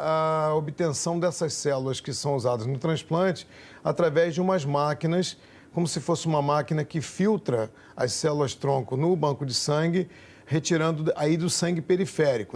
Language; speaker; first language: Portuguese; native; Portuguese